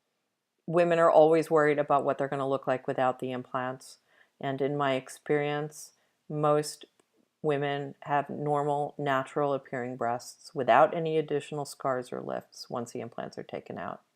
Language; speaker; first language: English; native; English